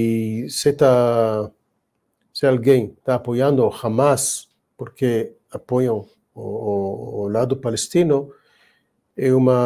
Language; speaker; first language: Portuguese; non-native, fluent; Hebrew